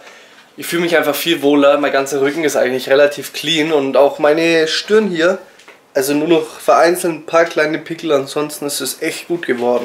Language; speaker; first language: German; native; German